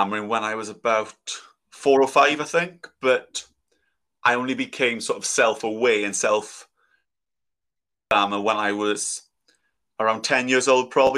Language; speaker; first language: English; native; English